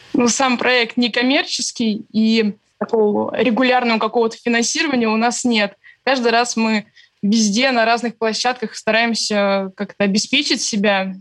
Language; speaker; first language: Russian; native; Russian